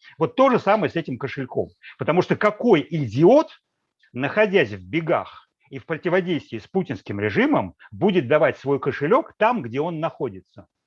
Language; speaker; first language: Russian; native; Russian